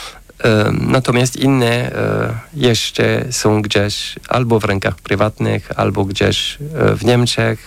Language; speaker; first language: Polish; non-native, fluent; French